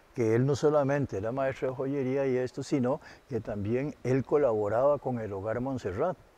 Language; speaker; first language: Spanish; native; Spanish